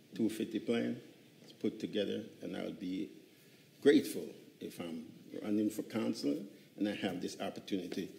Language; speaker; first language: English; native; English